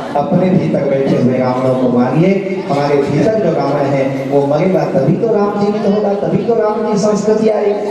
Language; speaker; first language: Hindi; non-native, local second language; Chhattisgarhi